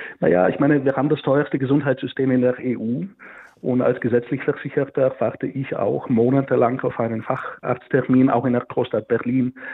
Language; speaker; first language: German; non-native, fluent; Bulgarian